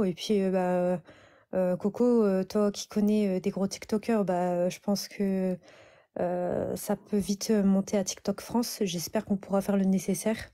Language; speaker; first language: French; native; French